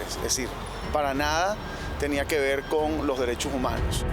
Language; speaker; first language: Spanish; native; Spanish